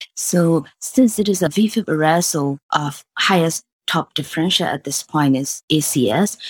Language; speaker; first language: English; non-native, fluent; Burmese